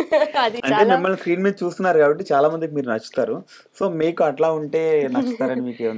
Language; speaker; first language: Telugu; native; Telugu